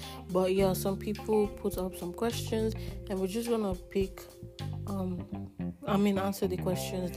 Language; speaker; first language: English; non-native, local second language; Yoruba